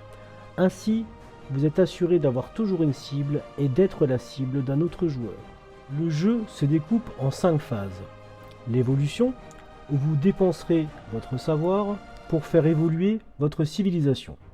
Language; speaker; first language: French; native; French